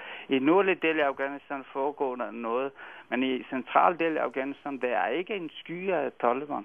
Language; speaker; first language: Danish; non-native, fluent; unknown